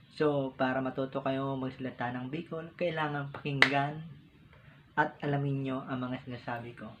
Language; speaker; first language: Filipino; non-native, local second language; Bikol